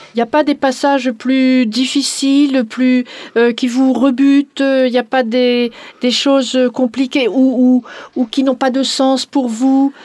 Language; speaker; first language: French; native; French